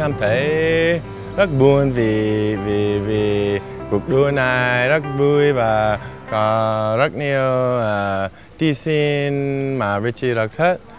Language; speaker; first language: Vietnamese; non-native, learner; English